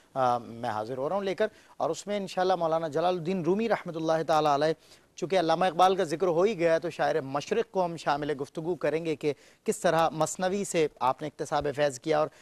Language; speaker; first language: Urdu; native; Urdu